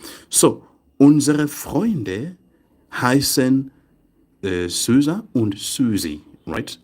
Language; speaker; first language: German; non-native, fluent; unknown